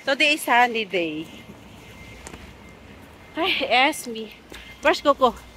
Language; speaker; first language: English; non-native, local second language; Cebuano